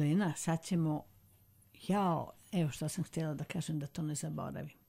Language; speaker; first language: Serbian; native; Serbian